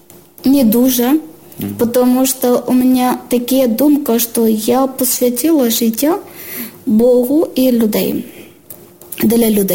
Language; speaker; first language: Ukrainian; non-native, learner; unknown